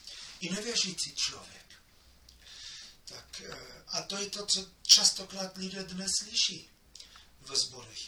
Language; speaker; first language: Czech; non-native, fluent; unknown